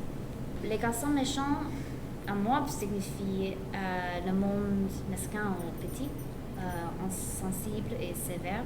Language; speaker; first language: French; non-native, learner; English